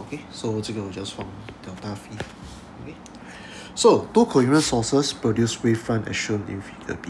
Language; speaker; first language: English; non-native, local second language; Chinese